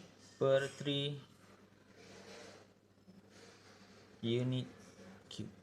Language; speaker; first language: English; non-native, local second language; Malay